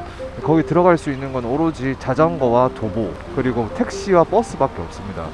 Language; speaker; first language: Korean; native; Korean